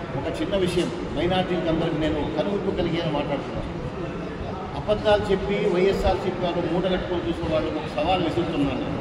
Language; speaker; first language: Telugu; non-native, local second language; Urdu